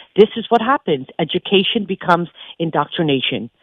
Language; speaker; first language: English; native; English